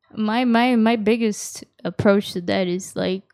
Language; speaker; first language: English; early bilingual, other home language; Japanese